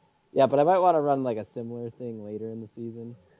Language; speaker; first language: English; native; English